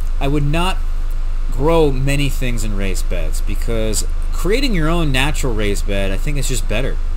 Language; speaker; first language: English; native; English